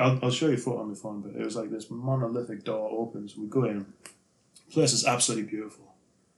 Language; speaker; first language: English; native; English